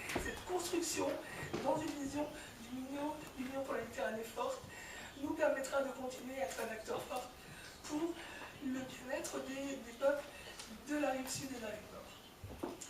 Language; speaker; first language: French; early bilingual, other home language; Kabyle